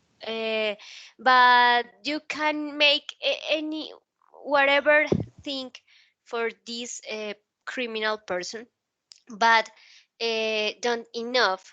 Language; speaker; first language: English; non-native, learner; Spanish